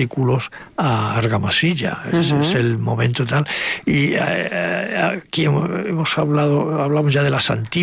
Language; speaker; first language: Spanish; native; Spanish